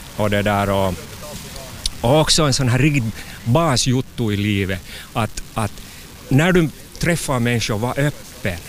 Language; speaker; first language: Swedish; native; Swedish